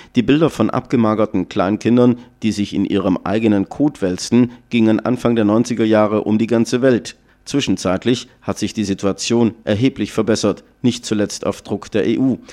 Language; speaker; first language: German; native; German